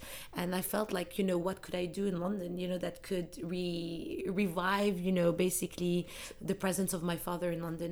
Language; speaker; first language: English; non-native, fluent; Arabic